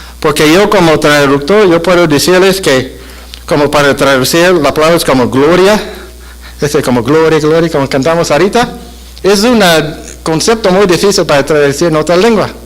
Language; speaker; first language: Spanish; non-native, fluent; English